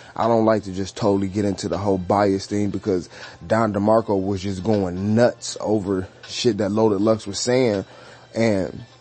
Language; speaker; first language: English; native; English